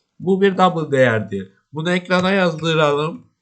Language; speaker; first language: Turkish; native; Turkish